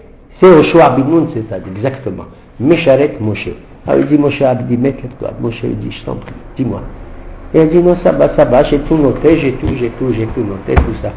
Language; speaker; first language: French; native; French